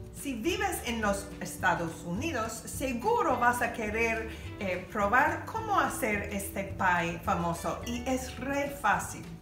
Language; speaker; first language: Spanish; non-native, fluent; English